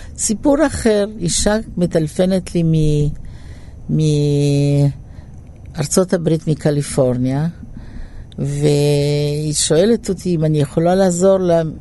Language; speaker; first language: Hebrew; early bilingual, other home language; Polish